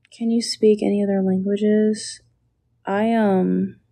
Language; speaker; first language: English; native; English